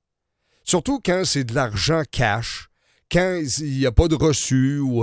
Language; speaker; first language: French; native; French